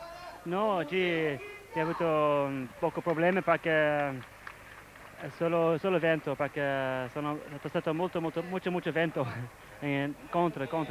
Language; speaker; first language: Italian; non-native, learner; English